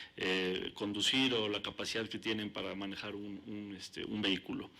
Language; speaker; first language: Spanish; native; Spanish